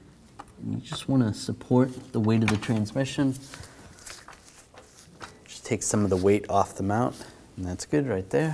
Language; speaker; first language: English; native; English